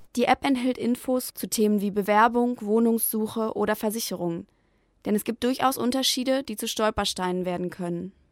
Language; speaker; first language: German; native; German